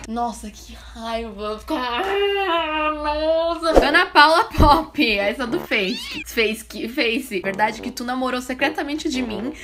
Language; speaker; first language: Portuguese; native; Portuguese